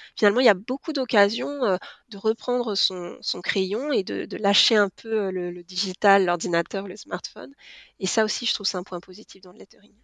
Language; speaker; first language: French; native; French